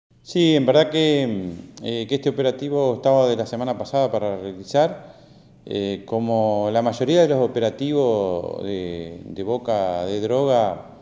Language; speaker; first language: Spanish; native; Spanish